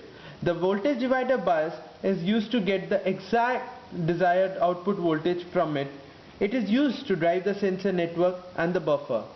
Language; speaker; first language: English; non-native, local second language; Bangla